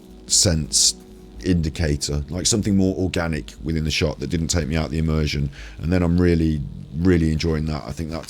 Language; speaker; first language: English; native; English